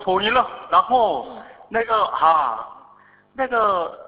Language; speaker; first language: Chinese; non-native, fluent; Korean